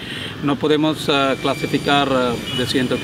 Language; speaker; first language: Spanish; non-native, learner; Malayalam